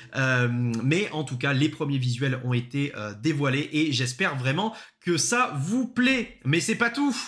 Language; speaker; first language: French; native; French